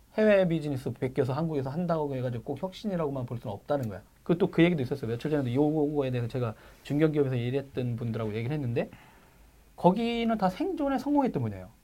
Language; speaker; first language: Korean; native; Korean